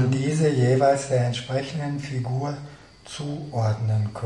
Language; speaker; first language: German; native; German